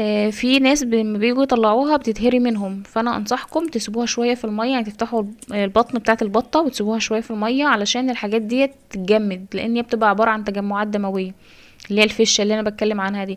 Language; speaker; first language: Arabic; native; Arabic